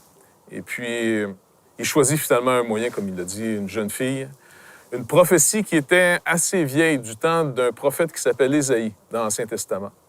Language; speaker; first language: French; native; French